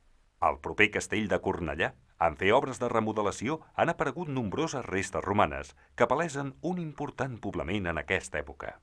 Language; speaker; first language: Catalan; native; Catalan